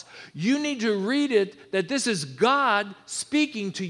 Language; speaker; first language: English; native; English